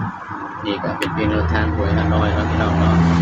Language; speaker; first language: Thai; non-native, local second language; Lao